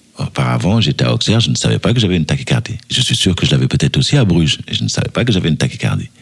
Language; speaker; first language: French; early bilingual, other home language; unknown